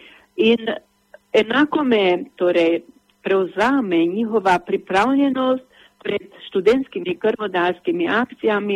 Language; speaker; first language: Slovenian; native; Slovenian